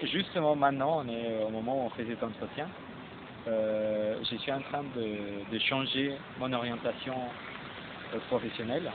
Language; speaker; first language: French; non-native, fluent; Spanish